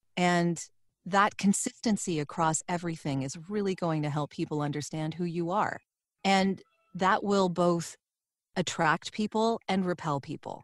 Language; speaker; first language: English; native; English